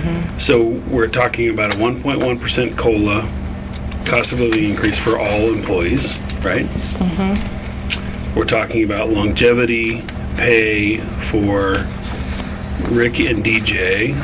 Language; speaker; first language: English; native; English